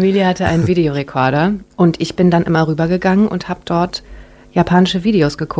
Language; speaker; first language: German; native; German